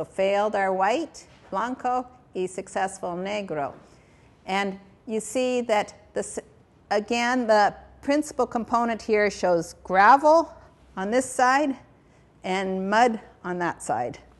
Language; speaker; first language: English; native; English